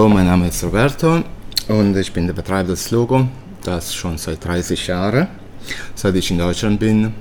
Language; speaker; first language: German; early bilingual, other home language; Italian